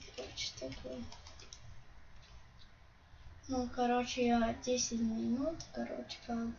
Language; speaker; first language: Russian; non-native, local second language; Ukrainian